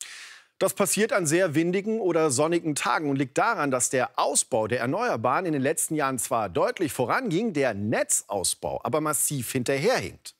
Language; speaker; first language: German; native; German